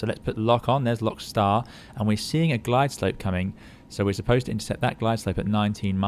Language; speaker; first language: English; native; English